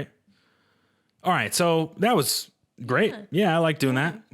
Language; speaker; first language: English; native; English